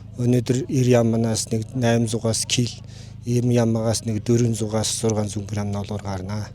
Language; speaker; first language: Mongolian; non-native, local second language; Kazakh